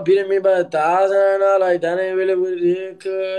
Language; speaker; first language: English; early bilingual, other home language; Spanish